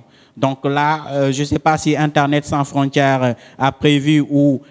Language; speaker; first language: French; non-native, local second language; Wolof